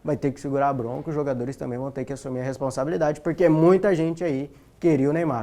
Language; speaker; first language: Portuguese; native; Portuguese